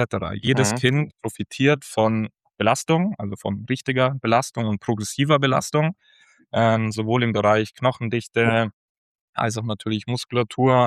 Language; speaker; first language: German; native; German